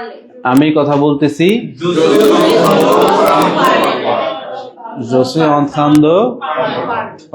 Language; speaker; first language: French; non-native, fluent; Bangla